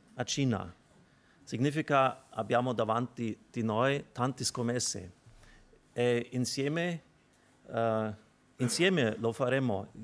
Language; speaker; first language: Italian; non-native, fluent; German